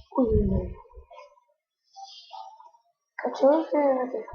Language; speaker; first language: Spanish; native; Spanish